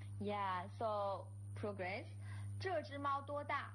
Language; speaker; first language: English; non-native, fluent; Chinese